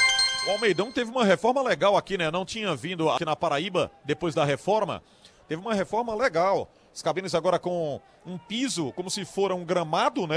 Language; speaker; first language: Portuguese; native; Portuguese